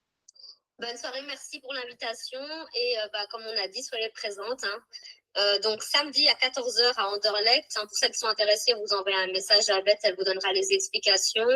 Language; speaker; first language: French; native; French